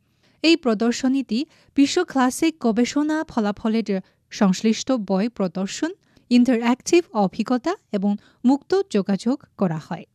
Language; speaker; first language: Bangla; non-native, fluent; Chinese